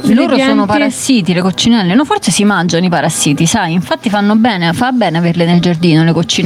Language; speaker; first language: Italian; native; Italian